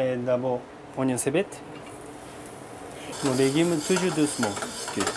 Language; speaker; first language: French; non-native, learner; Japanese